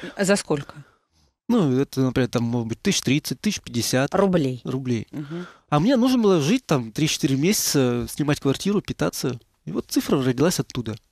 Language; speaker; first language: Russian; native; Russian